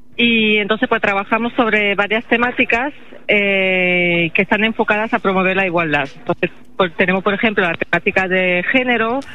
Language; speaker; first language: Spanish; non-native, fluent; French